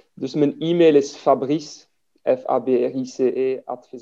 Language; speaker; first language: Dutch; non-native, fluent; French